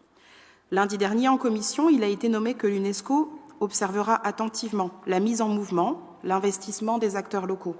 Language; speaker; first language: French; native; French